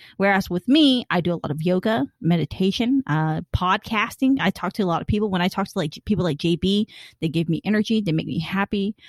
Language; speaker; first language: English; early bilingual, other home language; Khmer